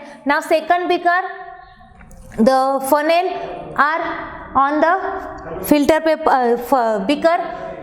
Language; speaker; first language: English; non-native, local second language; Marathi